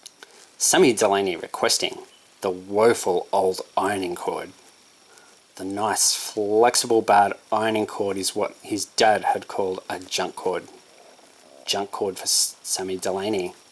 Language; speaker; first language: English; native; English